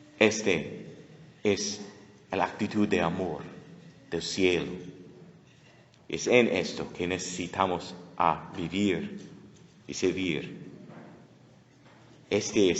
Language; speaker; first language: Spanish; non-native, learner; English